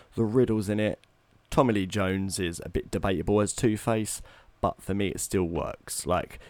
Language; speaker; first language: English; native; English